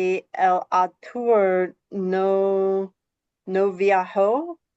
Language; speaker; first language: Spanish; non-native, learner; English